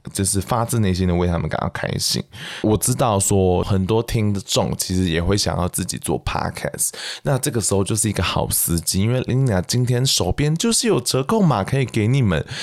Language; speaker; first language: Chinese; native; Chinese